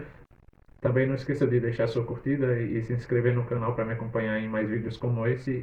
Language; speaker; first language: Portuguese; native; Portuguese